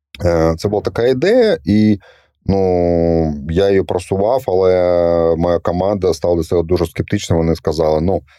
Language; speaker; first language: Ukrainian; non-native, local second language; Russian